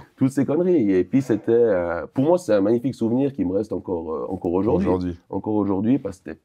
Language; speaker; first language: French; native; French